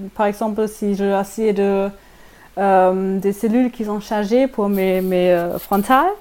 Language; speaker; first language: French; non-native, learner; German